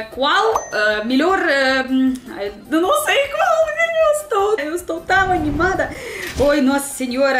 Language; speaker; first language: Portuguese; non-native, learner; Russian